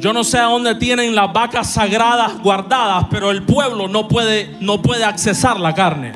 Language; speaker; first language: Spanish; native; Spanish